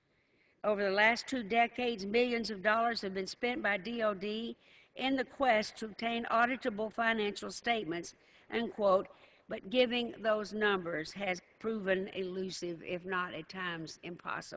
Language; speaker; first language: English; native; English